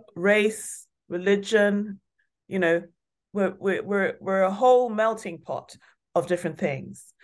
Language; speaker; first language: English; non-native, local second language; Yoruba